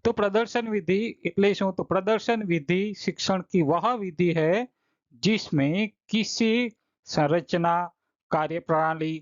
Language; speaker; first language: Hindi; non-native, local second language; Gujarati